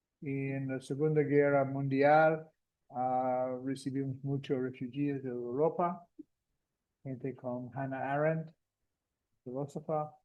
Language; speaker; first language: Spanish; non-native, fluent; English